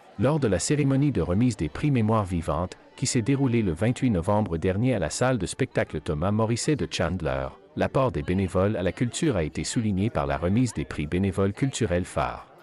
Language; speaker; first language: French; native; French